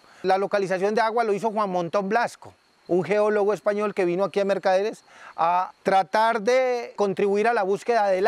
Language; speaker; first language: Spanish; native; Spanish